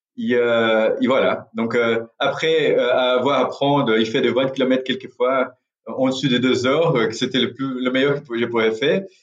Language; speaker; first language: French; non-native, fluent; Portuguese